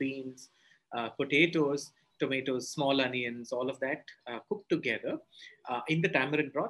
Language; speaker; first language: English; non-native, local second language; Tamil